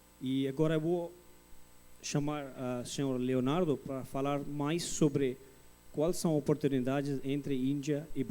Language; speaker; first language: Portuguese; non-native, fluent; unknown